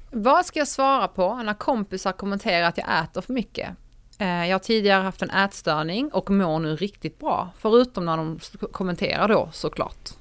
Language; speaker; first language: Swedish; native; Swedish